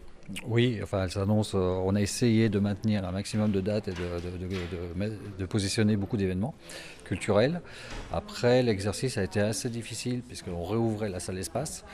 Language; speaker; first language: French; native; French